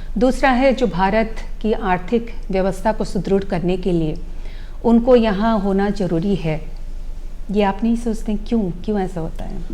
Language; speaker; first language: Hindi; non-native, local second language; Odia